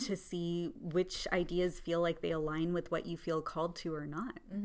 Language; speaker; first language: English; native; English